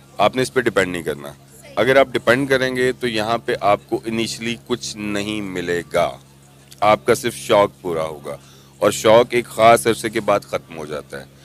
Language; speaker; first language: Urdu; non-native, local second language; Punjabi